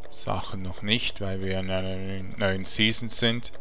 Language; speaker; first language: German; native; German